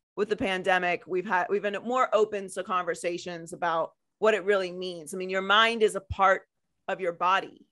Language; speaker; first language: English; native; English